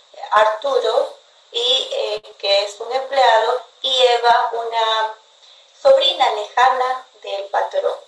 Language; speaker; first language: Spanish; native; Spanish